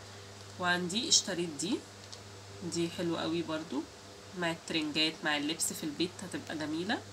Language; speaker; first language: Arabic; native; Arabic